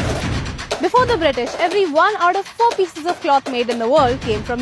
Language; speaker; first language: English; non-native, local second language; Hindi